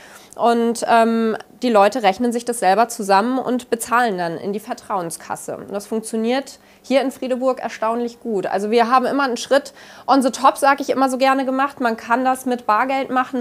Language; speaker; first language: German; native; German